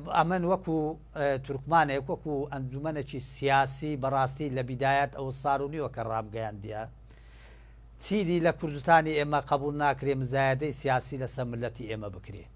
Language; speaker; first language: Central Kurdish; non-native, local second language; Turkish